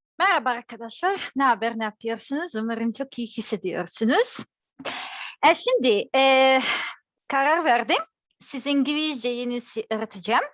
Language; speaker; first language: Turkish; non-native, learner; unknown